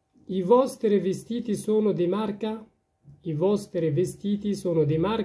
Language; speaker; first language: Italian; non-native, fluent; Persian